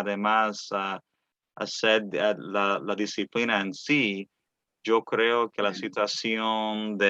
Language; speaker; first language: Spanish; early bilingual, heritage; Spanish